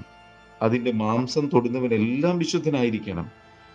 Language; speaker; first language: Malayalam; native; Malayalam